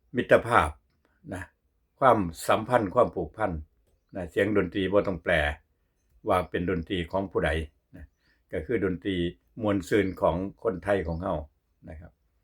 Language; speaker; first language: Thai; native; Thai